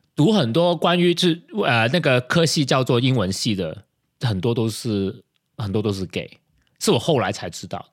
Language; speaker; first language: Chinese; non-native, local second language; Cantonese